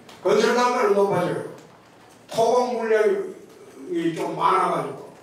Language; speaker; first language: Korean; native; Korean